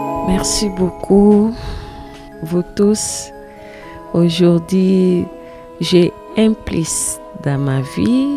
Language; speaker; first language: French; non-native, learner; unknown